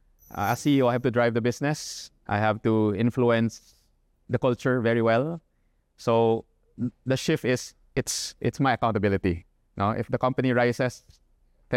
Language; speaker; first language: English; non-native, local second language; Cebuano